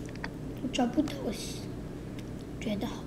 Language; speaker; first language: Chinese; early bilingual, heritage; Chinese